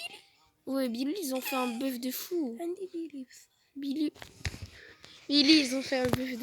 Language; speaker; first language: French; native; French